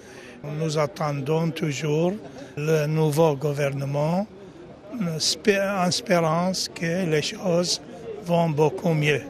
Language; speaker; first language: French; non-native, fluent; Arabic